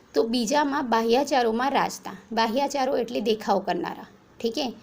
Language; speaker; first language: Hindi; non-native, local second language; Gujarati